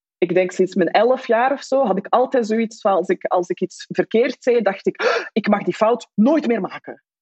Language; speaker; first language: Dutch; native; Dutch